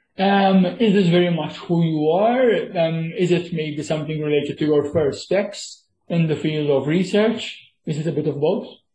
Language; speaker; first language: English; non-native, local second language; Maltese